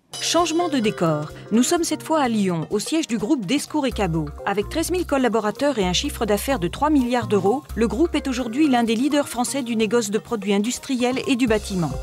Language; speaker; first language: French; native; French